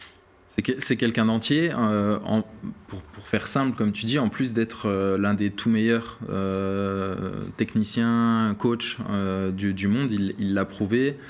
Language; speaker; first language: French; native; French